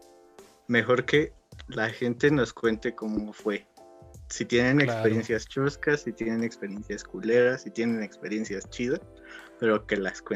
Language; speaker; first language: Spanish; native; Spanish